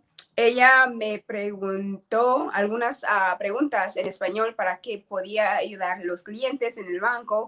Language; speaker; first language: Spanish; non-native, learner; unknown